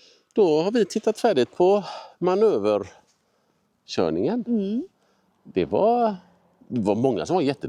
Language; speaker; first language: Swedish; native; Swedish